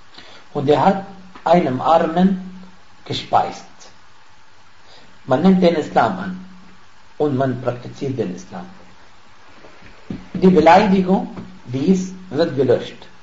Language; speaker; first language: German; non-native, fluent; Arabic